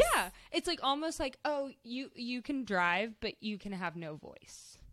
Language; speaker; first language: English; native; English